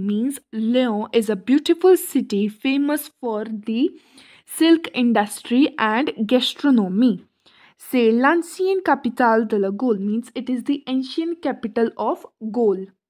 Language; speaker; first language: English; non-native, local second language; Hindi